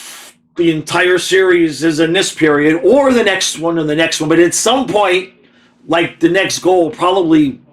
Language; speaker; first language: English; native; English